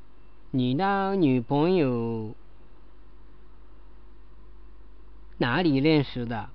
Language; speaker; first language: Chinese; non-native, learner; Japanese